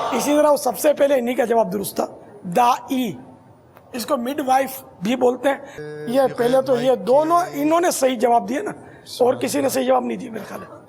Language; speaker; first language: Urdu; non-native, local second language; Memoni